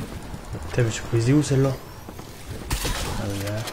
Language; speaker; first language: French; native; French